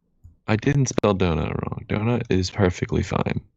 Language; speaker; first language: English; native; English